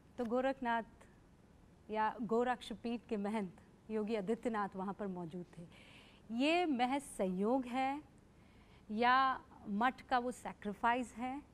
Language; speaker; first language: Hindi; native; Hindi